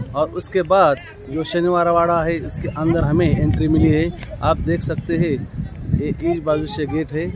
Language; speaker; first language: Hindi; non-native, local second language; Marathi